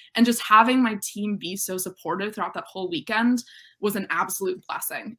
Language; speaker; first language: English; native; English